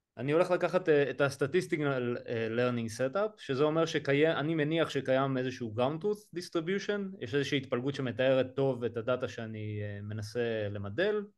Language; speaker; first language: Hebrew; native; Hebrew